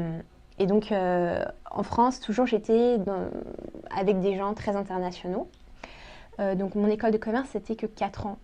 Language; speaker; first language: French; early bilingual, other home language; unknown